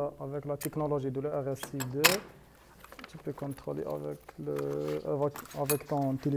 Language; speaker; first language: French; non-native, fluent; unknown